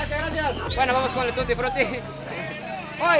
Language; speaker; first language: Spanish; non-native, fluent; English